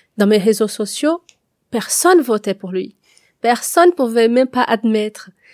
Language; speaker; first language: French; non-native, fluent; Portuguese